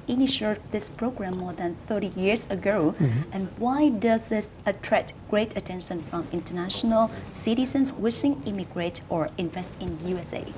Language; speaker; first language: English; non-native, fluent; Vietnamese